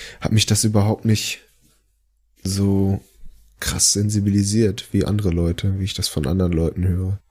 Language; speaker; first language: German; native; German